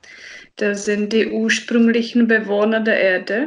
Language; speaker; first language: German; non-native, fluent; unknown